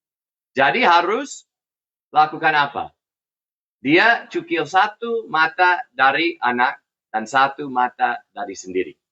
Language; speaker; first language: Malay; non-native, fluent; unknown